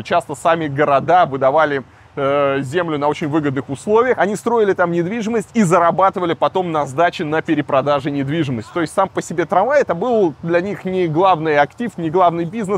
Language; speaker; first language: Russian; native; Russian